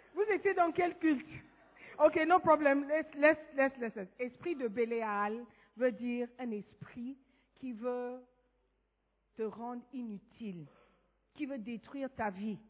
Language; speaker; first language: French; non-native, fluent; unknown